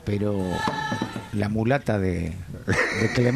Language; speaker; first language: Spanish; native; Spanish